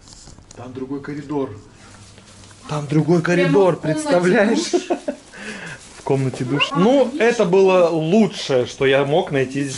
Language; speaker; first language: Russian; native; Russian